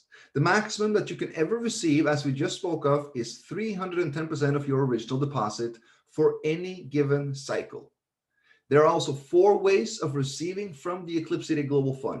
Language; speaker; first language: English; non-native, fluent; Swedish